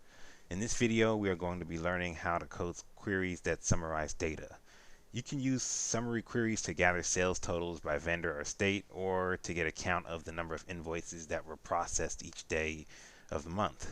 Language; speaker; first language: English; native; English